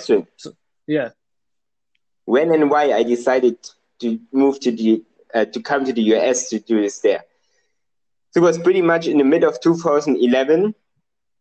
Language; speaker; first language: English; non-native, fluent; German